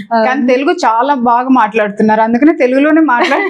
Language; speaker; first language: Telugu; native; Telugu